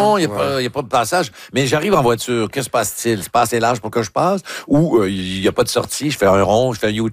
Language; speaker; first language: French; native; French